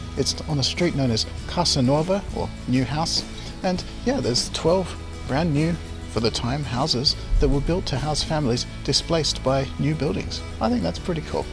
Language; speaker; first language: English; native; English